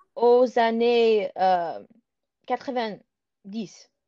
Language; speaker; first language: French; non-native, learner; English